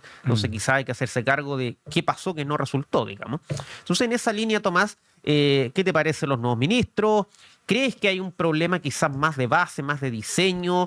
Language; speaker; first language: Spanish; native; Spanish